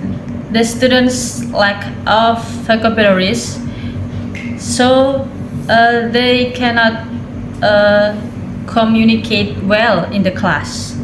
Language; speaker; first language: English; non-native, learner; Indonesian